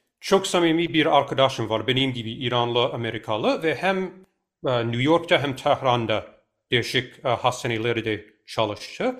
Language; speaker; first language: Turkish; non-native, fluent; English